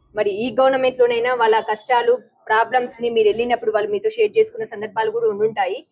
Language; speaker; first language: Telugu; native; Telugu